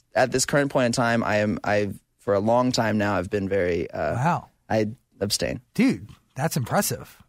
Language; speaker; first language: English; native; English